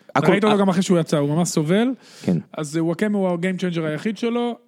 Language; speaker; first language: Hebrew; native; Hebrew